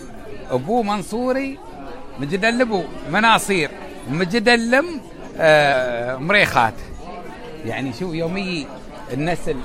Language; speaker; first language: Arabic; native; Arabic